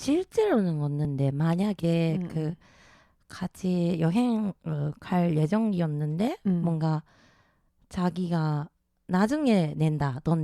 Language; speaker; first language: Korean; early bilingual, heritage; Japanese